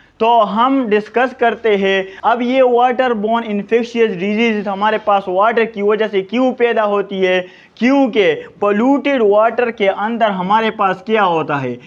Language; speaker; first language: Urdu; non-native, local second language; Pashto